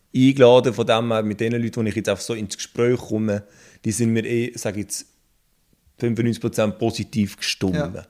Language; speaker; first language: German; native; German